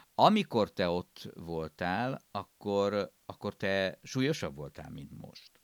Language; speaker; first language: Hungarian; native; Hungarian